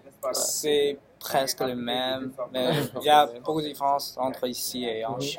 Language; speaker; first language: French; early bilingual, other home language; Chinese